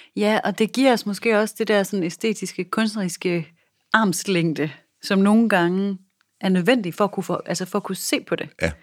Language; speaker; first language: Danish; native; Danish